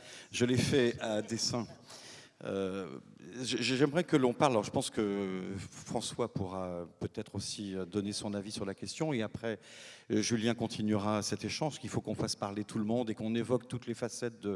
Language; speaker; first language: French; native; French